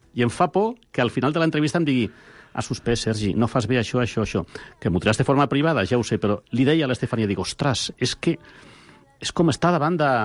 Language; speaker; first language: Catalan; non-native, local second language; Spanish